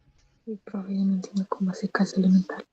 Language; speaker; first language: Spanish; native; Spanish